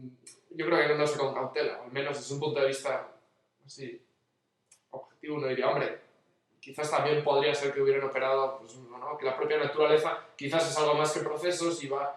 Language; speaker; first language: Spanish; native; Spanish